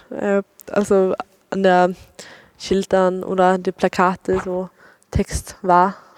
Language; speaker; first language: German; non-native, fluent; Swedish